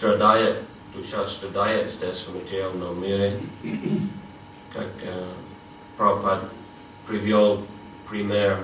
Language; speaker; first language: Russian; non-native, fluent; English